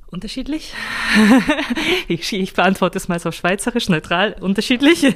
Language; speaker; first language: German; non-native, fluent; Ukrainian